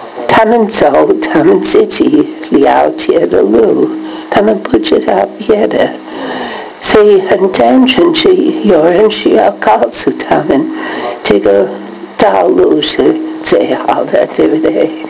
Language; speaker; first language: Chinese; non-native, fluent; English